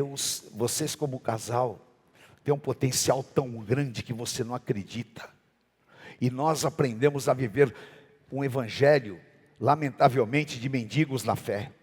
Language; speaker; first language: Portuguese; native; Portuguese